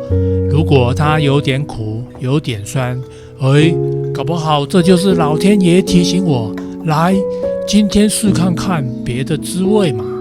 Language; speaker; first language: Chinese; native; Chinese